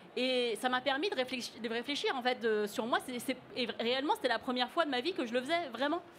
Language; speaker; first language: French; early bilingual, other home language; Cantonese